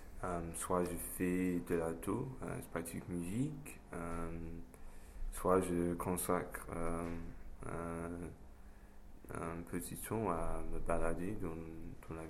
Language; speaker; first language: French; non-native, fluent; English